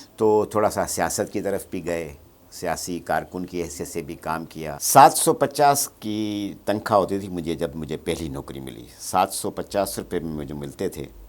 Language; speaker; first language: Urdu; non-native, local second language; Sindhi